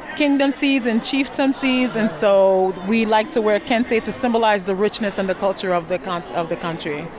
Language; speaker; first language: English; non-native, local second language; Akan